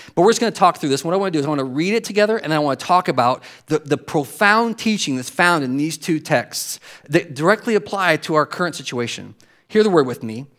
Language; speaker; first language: English; native; English